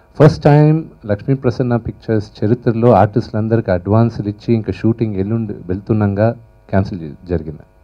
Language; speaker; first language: Telugu; native; Telugu